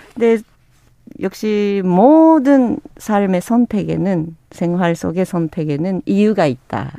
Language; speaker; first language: Korean; non-native, fluent; Japanese